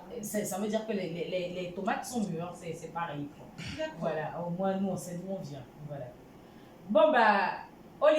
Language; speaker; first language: French; non-native, local second language; Baoulé